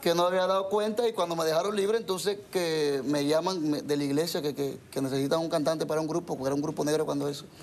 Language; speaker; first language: Spanish; native; Spanish